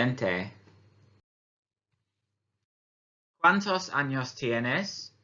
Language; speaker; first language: Spanish; non-native, fluent; English